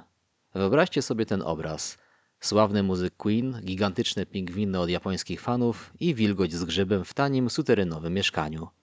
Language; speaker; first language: Polish; native; Polish